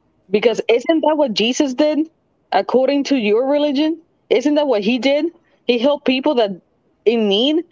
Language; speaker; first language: English; non-native, local second language; Spanish